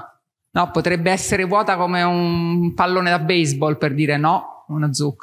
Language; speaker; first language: Italian; native; Italian